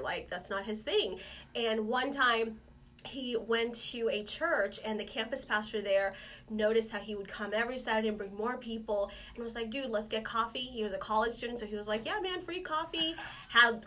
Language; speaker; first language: English; non-native, local second language; Malayalam